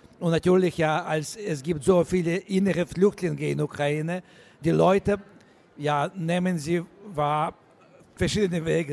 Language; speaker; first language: German; non-native, learner; Russian